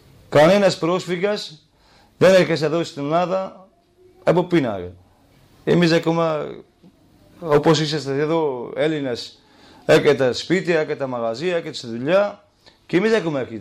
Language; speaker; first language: Greek; non-native, learner; Kurdish